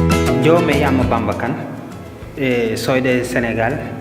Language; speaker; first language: Spanish; non-native, learner; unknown